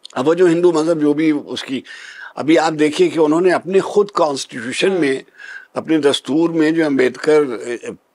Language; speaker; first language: Urdu; native; Urdu